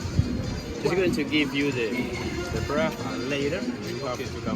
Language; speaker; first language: English; non-native, fluent; Spanish